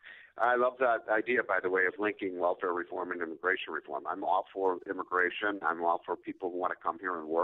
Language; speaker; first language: English; native; English